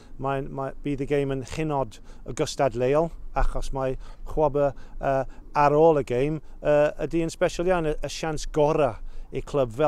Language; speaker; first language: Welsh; non-native, local second language; English